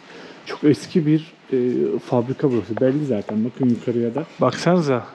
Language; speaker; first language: Turkish; native; Turkish